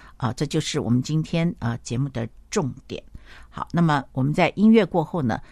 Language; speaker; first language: Chinese; native; Chinese